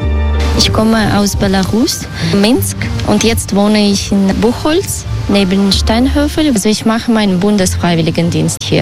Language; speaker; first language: German; non-native, learner; Russian